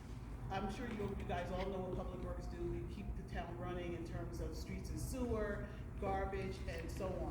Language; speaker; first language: English; native; English